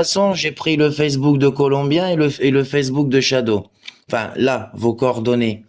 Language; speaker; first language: French; native; French